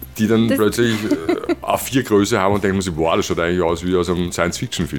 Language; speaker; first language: German; native; German